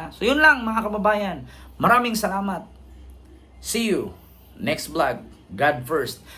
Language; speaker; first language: Filipino; non-native, local second language; Cebuano